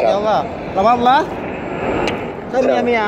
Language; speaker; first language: Arabic; non-native, learner; Urdu